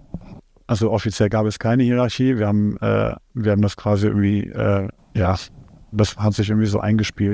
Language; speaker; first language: German; native; German